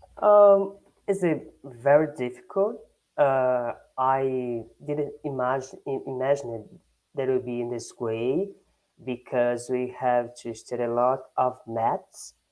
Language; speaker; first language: English; non-native, learner; Portuguese